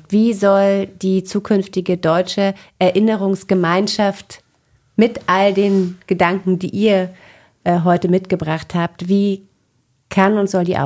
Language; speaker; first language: German; native; German